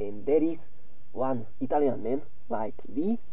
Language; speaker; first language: English; non-native, learner; Slovak